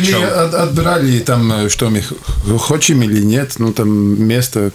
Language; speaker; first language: Russian; non-native, local second language; Latvian